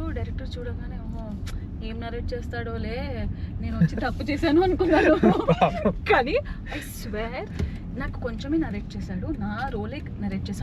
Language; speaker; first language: Telugu; native; Telugu